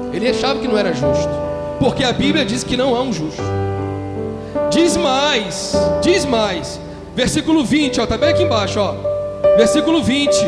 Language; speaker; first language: Portuguese; native; Portuguese